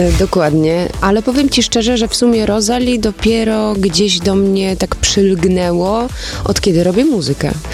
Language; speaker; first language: Polish; early bilingual, other home language; German